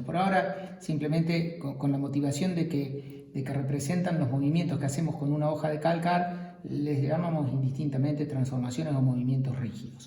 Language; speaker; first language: Spanish; native; Spanish